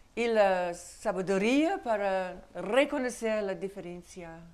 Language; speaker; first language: Spanish; non-native, learner; English